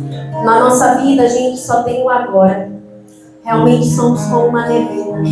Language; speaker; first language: Portuguese; native; Portuguese